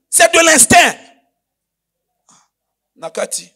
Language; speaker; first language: French; non-native, local second language; Lingala